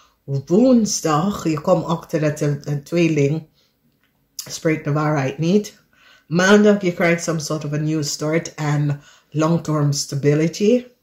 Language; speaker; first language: Dutch; non-native, learner; English